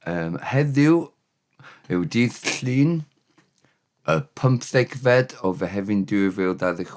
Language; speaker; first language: Welsh; non-native, learner; English